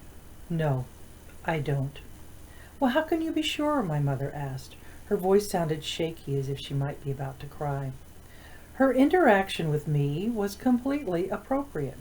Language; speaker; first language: English; native; English